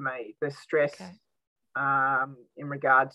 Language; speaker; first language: English; native; English